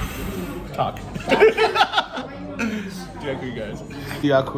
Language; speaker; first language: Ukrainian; non-native, learner; English